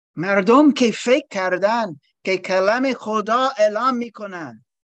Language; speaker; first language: Persian; non-native, learner; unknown